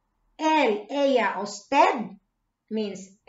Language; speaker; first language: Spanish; non-native, fluent; Filipino